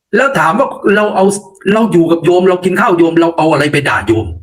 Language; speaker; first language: Thai; native; Thai